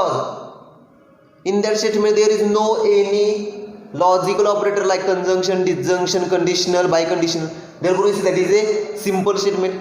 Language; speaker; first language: English; non-native, local second language; Marathi